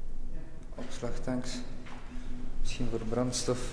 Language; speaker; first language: Dutch; native; Dutch